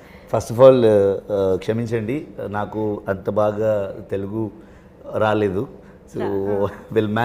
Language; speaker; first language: Telugu; non-native, learner; Kannada